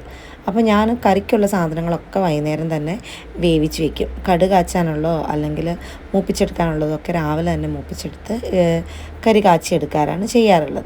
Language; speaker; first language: Malayalam; native; Malayalam